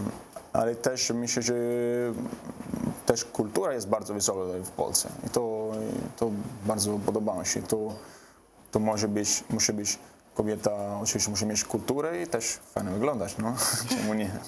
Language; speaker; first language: Polish; non-native, learner; Italian